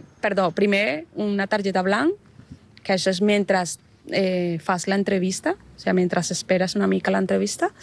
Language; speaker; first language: Catalan; non-native, learner; Spanish